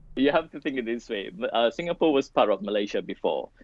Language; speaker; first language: English; non-native, local second language; Malay